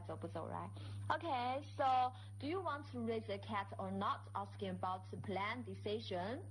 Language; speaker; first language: English; non-native, fluent; Chinese